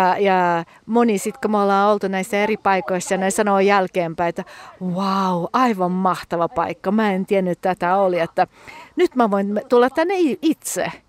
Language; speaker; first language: Finnish; early bilingual, heritage; Finnish